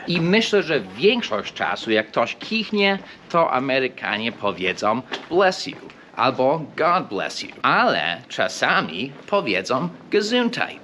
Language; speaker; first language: Polish; early bilingual, heritage; English